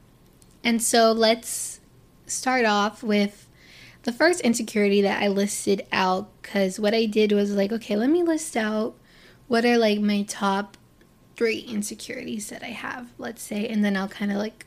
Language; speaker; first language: English; native; English